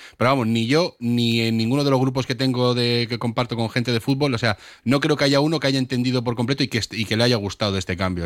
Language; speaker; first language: Spanish; native; Spanish